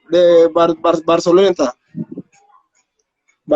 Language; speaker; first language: Spanish; non-native, learner; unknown